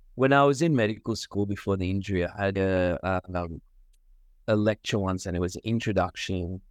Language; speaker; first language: English; early bilingual, other home language; Sinhala